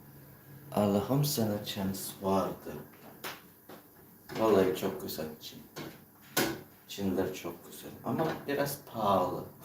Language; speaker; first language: Turkish; non-native, learner; Filipino